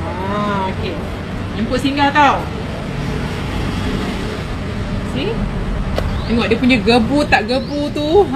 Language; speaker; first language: Malay; native; Malay